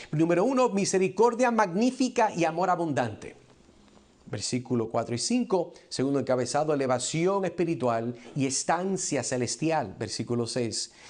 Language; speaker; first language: Spanish; early bilingual, heritage; Spanish